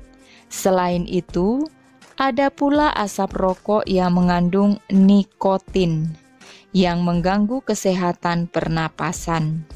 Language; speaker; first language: Indonesian; native; Indonesian